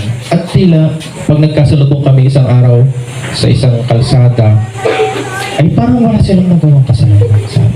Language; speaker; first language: Filipino; native; Filipino